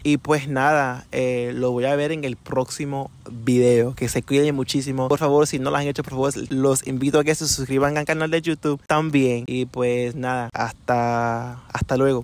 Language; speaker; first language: Spanish; non-native, fluent; English